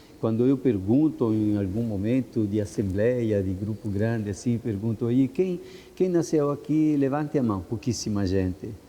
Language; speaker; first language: Portuguese; non-native, fluent; Italian